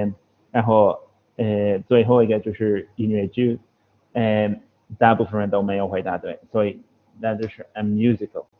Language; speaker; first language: Chinese; non-native, fluent; English